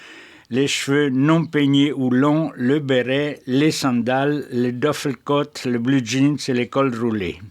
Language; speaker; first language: French; native; French